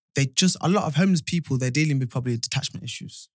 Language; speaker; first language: English; native; English